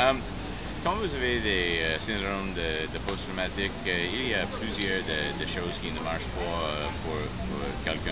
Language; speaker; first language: French; non-native, local second language; English